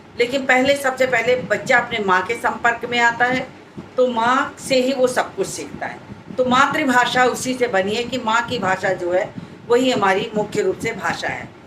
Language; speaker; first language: Hindi; native; Hindi